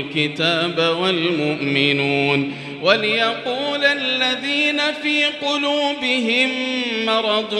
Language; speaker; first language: Arabic; native; Arabic